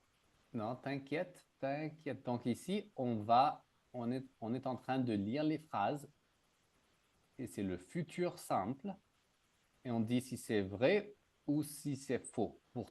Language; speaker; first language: French; native; French